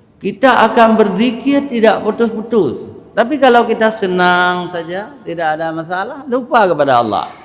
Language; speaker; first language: Malay; non-native, local second language; Achinese